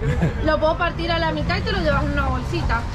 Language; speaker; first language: Spanish; native; Spanish